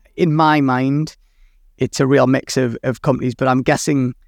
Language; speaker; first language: English; native; English